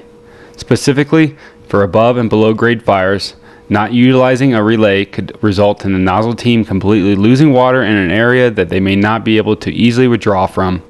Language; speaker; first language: English; native; English